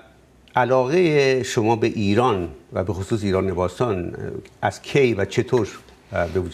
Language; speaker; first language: Persian; native; Persian